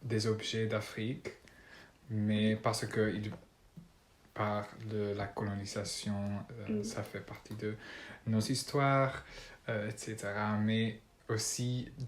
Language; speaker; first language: French; non-native, learner; Dutch